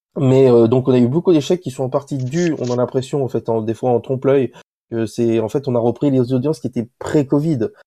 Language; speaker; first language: French; native; French